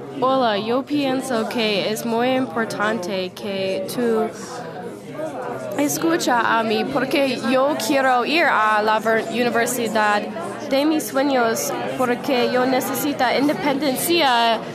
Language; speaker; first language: Spanish; non-native, learner; English